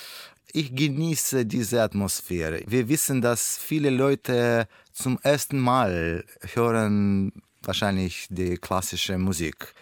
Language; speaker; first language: German; non-native, learner; Russian